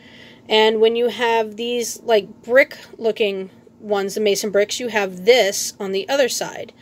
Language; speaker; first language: English; native; English